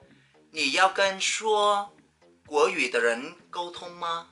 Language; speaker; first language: Chinese; non-native, fluent; Vietnamese